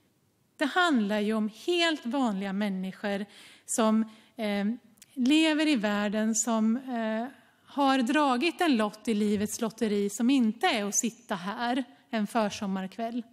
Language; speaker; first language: Swedish; native; Swedish